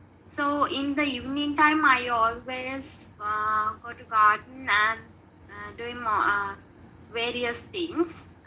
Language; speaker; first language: English; non-native, learner; Sinhala